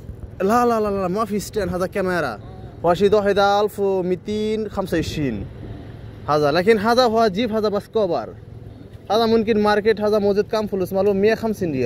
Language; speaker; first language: Arabic; non-native, learner; Bangla